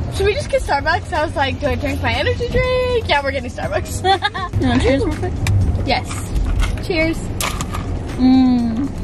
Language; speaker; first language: English; native; English